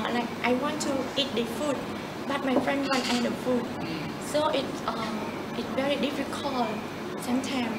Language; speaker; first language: English; non-native, learner; Khmer